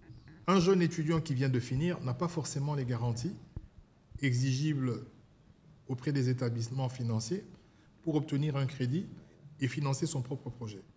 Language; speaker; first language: French; non-native, local second language; Lingala